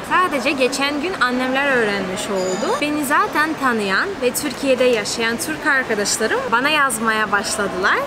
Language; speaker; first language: Turkish; non-native, fluent; Russian